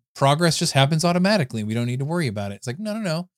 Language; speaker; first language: English; native; English